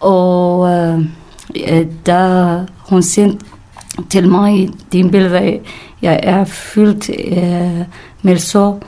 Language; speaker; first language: Danish; non-native, learner; Kurdish